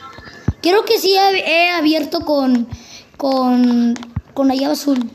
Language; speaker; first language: Spanish; native; Spanish